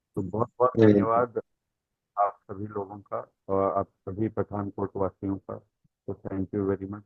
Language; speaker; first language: Hindi; non-native, local second language; Tamil